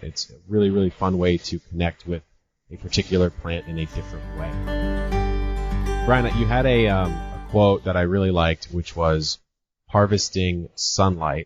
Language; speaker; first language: English; native; English